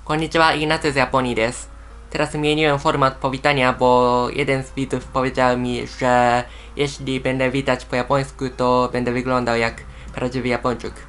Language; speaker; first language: Polish; non-native, fluent; Japanese